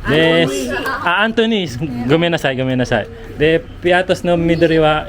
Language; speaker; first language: Japanese; non-native, learner; Filipino